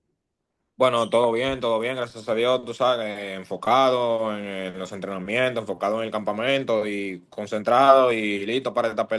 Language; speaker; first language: Spanish; native; Spanish